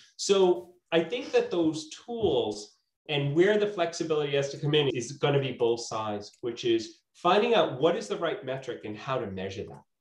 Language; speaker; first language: English; native; English